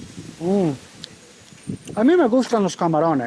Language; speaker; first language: Spanish; non-native, learner; English